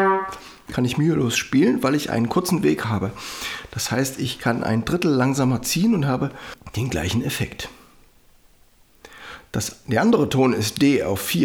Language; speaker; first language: German; native; German